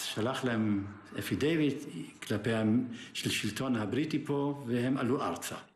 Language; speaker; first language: Hebrew; early bilingual, other home language; German